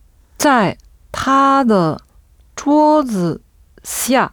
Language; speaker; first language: Chinese; non-native, learner; French